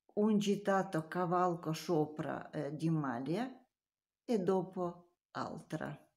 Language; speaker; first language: Italian; non-native, learner; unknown